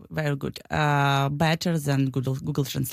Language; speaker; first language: English; non-native, learner; Ukrainian